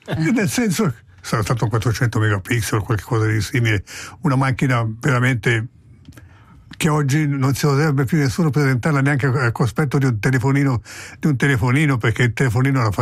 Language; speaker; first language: Italian; native; Italian